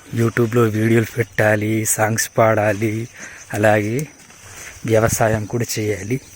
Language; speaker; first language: Telugu; non-native, local second language; Gondi